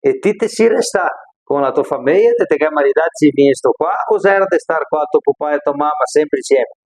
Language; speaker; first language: Italian; early bilingual, heritage; Italian